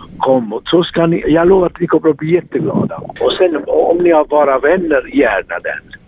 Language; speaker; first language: Swedish; non-native, fluent; Italian